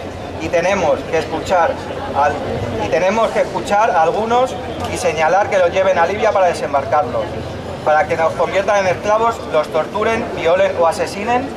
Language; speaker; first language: Spanish; native; Spanish